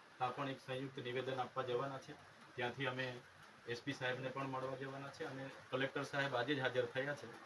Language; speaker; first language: Gujarati; non-native, local second language; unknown